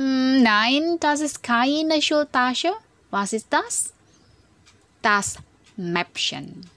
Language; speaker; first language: German; non-native, fluent; Indonesian